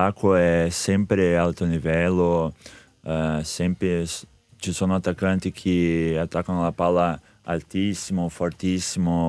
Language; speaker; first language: Italian; non-native, fluent; Portuguese